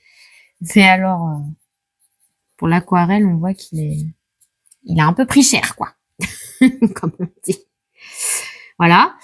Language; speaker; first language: French; native; French